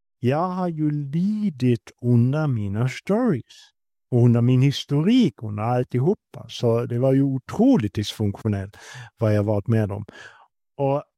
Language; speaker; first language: Swedish; non-native, fluent; German